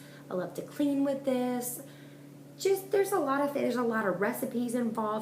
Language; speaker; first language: English; native; English